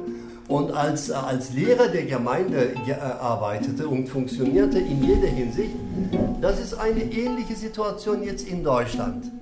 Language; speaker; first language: German; non-native, fluent; Turkish